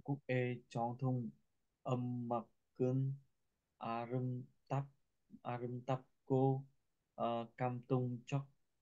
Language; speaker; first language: Korean; non-native, learner; Vietnamese